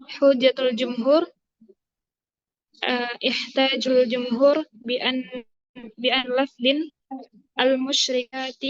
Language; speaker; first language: Arabic; non-native, learner; Indonesian